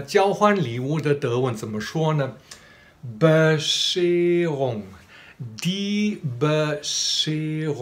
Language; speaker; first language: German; non-native, fluent; Chinese